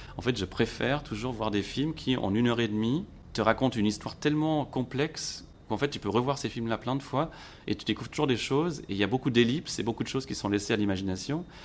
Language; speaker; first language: French; non-native, local second language; Luxembourgish